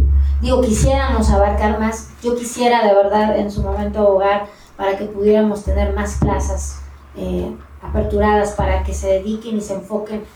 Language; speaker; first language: Spanish; native; Spanish